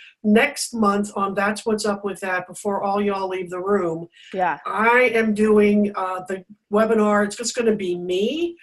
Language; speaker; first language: English; native; English